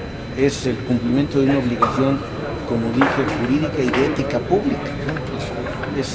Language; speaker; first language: Spanish; native; Spanish